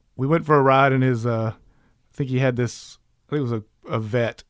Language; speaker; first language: English; native; English